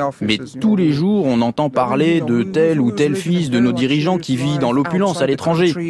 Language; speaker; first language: French; non-native, fluent; Persian